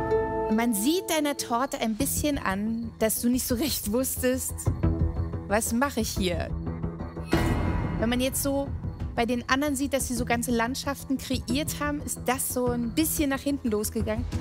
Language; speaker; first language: German; native; German